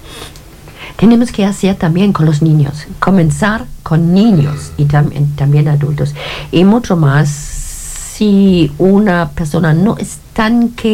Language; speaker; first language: Spanish; non-native, learner; German